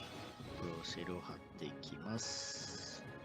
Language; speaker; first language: Japanese; native; Japanese